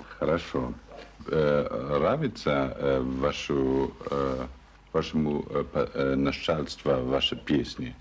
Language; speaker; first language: Russian; non-native, learner; German